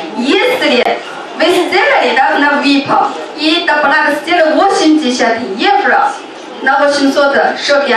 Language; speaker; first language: Russian; non-native, learner; Chinese